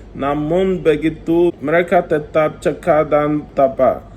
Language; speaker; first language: Malay; non-native, learner; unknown